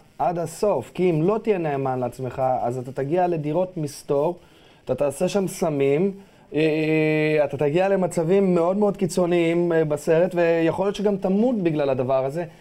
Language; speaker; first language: Hebrew; early bilingual, other home language; Russian